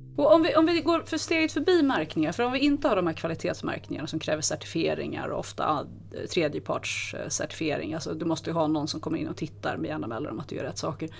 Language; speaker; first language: Swedish; native; Swedish